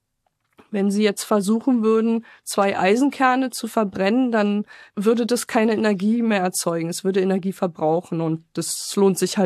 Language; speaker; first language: German; native; German